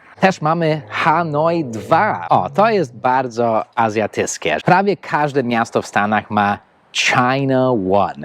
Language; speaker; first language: Polish; non-native, fluent; English